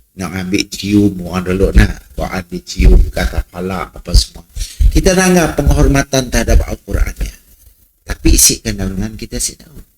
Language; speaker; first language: Malay; native; Malay